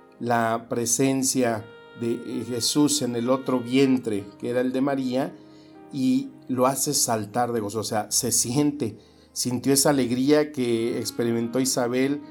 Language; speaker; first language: Spanish; native; Spanish